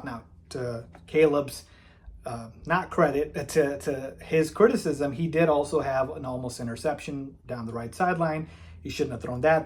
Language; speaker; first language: English; native; English